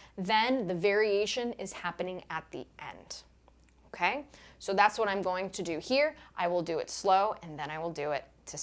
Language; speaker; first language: English; native; English